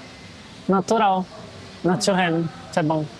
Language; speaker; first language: French; non-native, fluent; Portuguese